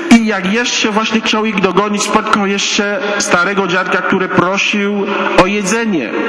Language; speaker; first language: Polish; non-native, fluent; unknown